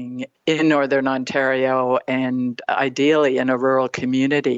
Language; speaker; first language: English; native; English